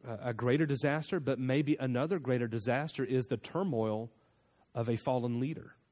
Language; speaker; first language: English; native; English